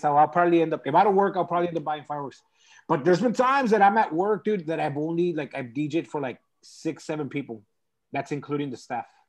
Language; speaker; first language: English; early bilingual, other home language; Spanish